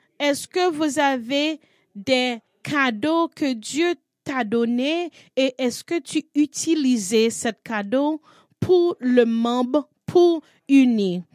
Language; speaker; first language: French; non-native, learner; English